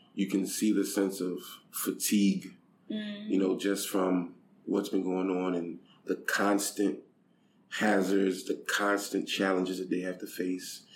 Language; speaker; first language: English; native; English